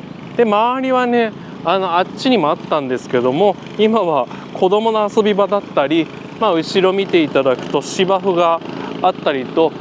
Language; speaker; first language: Japanese; native; Japanese